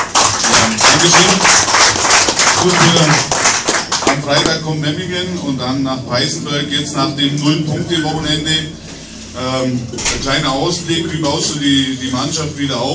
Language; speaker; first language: German; native; German